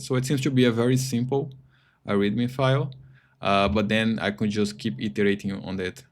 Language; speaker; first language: English; non-native, fluent; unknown